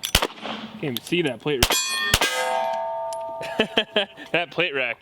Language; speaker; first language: English; native; English